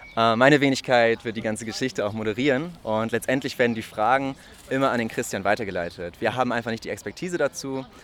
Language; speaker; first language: German; native; German